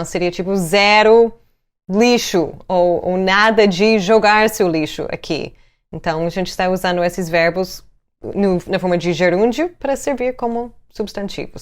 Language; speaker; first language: Portuguese; non-native, fluent; English